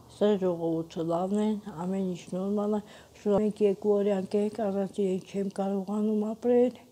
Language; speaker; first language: Armenian; native; Armenian